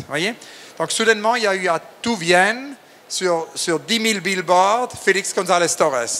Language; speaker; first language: French; native; French